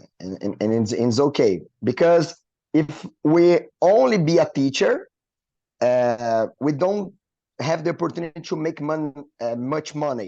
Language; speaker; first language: English; non-native, learner; Portuguese